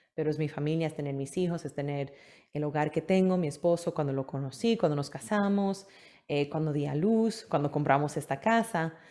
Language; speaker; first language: Spanish; early bilingual, heritage; Spanish